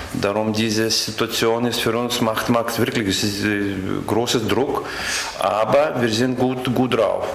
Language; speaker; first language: German; non-native, learner; Lithuanian